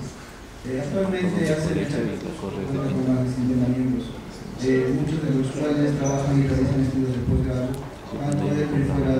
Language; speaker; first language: Spanish; native; Spanish